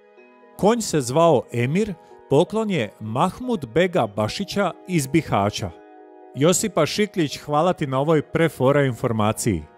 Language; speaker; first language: Croatian; native; Croatian